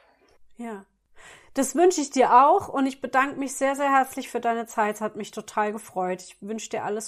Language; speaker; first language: German; native; German